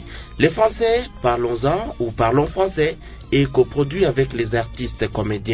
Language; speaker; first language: French; non-native, local second language; Swahili